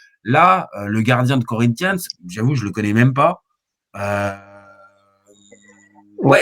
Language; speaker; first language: French; native; French